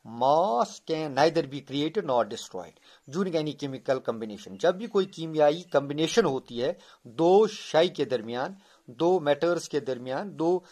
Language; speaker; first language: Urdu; non-native, local second language; Kashmiri